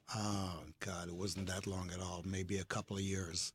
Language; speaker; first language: English; early bilingual, other home language; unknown